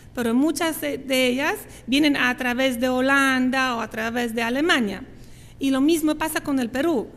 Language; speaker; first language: Spanish; non-native, fluent; Polish